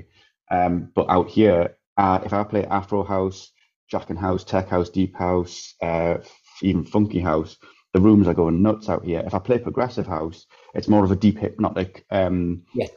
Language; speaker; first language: English; native; English